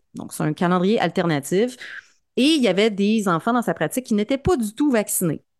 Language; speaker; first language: French; native; French